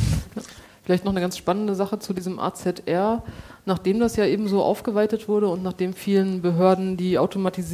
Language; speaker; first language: German; native; German